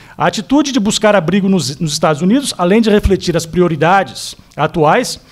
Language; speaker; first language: Portuguese; native; Portuguese